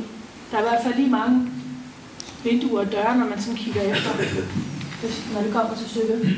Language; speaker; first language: Danish; native; Danish